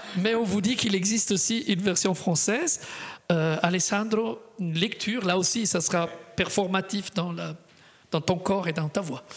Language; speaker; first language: French; non-native, fluent; Italian